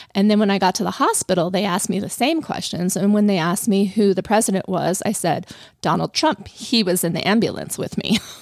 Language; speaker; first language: English; native; English